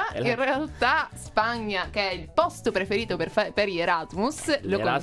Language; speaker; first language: Italian; native; Italian